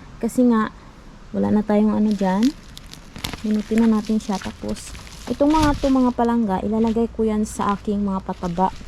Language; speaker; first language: Filipino; non-native, local second language; Hiligaynon